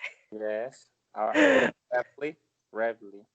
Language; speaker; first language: English; non-native, learner; Spanish